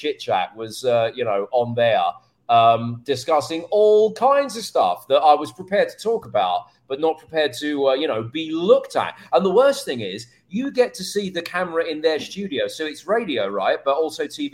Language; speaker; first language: English; native; English